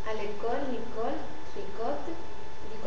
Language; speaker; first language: French; non-native, learner; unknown